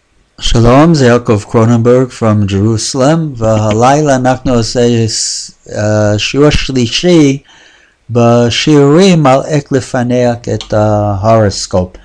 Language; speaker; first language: Hebrew; non-native, fluent; English